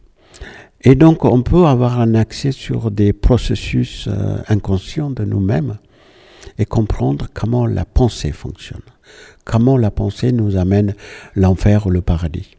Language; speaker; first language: French; non-native, fluent; Malayalam